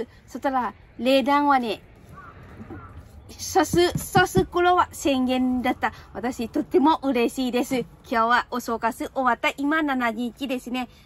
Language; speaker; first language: Japanese; non-native, learner; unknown